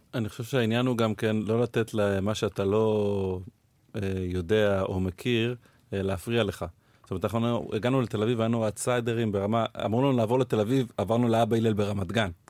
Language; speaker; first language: Hebrew; native; Hebrew